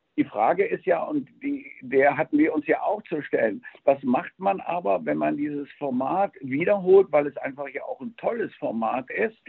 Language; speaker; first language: German; early bilingual, other home language; Spanish